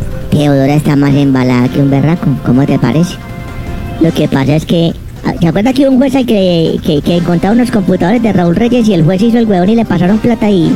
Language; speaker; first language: Spanish; native; Spanish